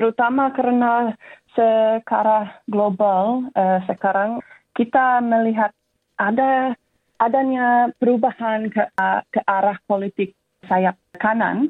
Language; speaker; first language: Indonesian; non-native, fluent; English